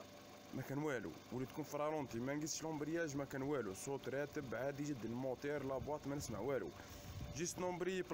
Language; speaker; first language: Arabic; native; Arabic